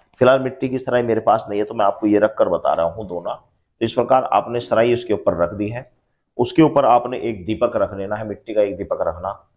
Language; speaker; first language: Hindi; native; Hindi